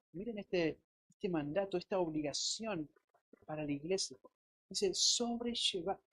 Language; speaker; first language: Spanish; native; Spanish